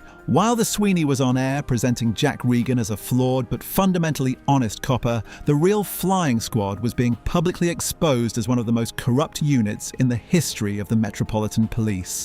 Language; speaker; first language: English; native; English